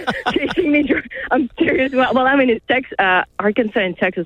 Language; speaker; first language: English; non-native, local second language; Filipino